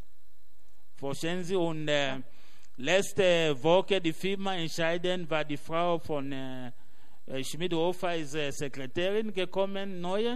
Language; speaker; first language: German; non-native, learner; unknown